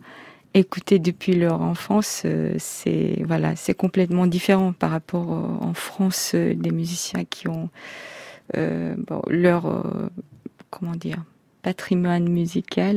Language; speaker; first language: French; non-native, fluent; Korean